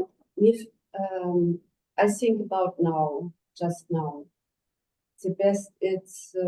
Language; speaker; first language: English; non-native, learner; German